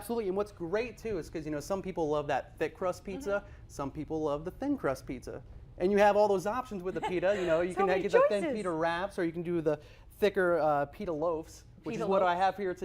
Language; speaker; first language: English; native; English